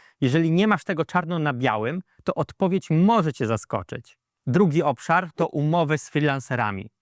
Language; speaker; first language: Polish; native; Polish